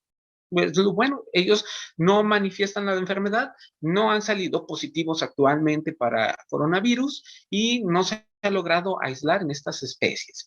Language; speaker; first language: Spanish; native; Spanish